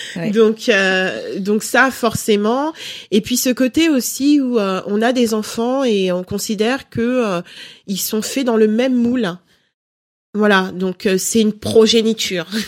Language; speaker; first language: French; early bilingual, other home language; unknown